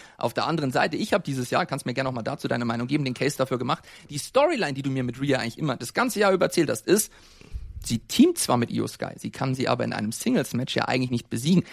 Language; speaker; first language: German; native; German